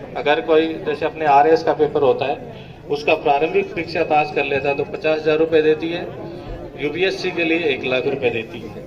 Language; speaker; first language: Hindi; native; Hindi